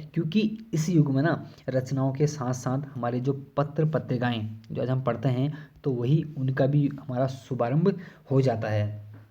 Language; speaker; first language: Hindi; native; Hindi